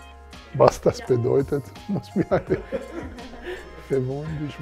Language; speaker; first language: German; non-native, fluent; Serbian